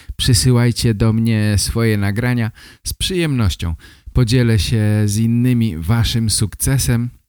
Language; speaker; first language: Polish; native; Polish